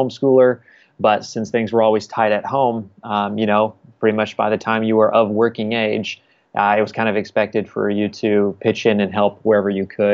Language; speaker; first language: English; native; English